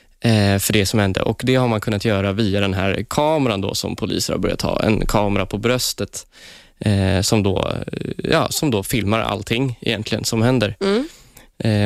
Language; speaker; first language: Swedish; native; Swedish